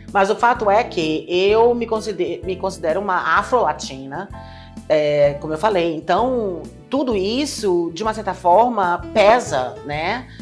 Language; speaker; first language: Portuguese; native; Portuguese